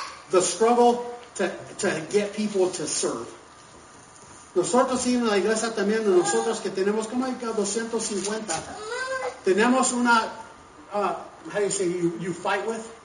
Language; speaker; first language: Spanish; non-native, learner; English